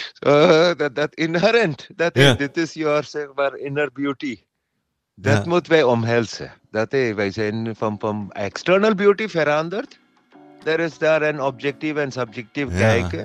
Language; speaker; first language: Dutch; non-native, learner; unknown